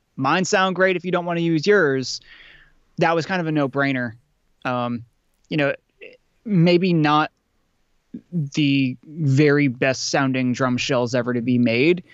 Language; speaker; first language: English; native; English